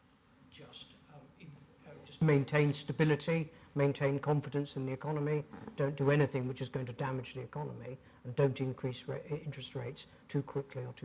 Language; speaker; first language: English; native; English